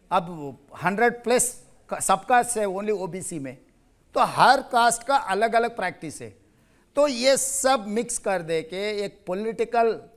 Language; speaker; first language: Hindi; non-native, local second language; Telugu